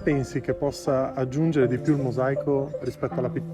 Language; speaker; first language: Italian; native; Italian